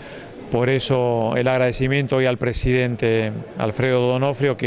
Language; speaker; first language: Spanish; native; Spanish